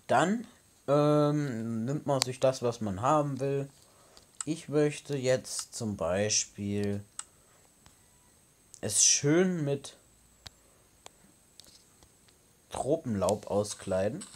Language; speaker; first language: German; native; German